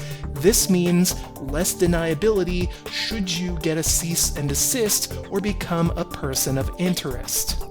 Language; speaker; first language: English; native; English